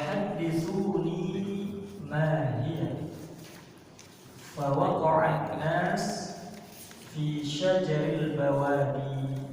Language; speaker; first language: Arabic; non-native, fluent; Indonesian